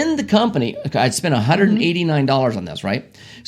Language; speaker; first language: English; native; English